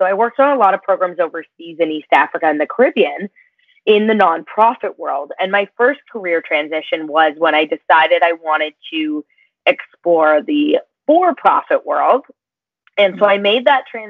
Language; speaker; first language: English; native; English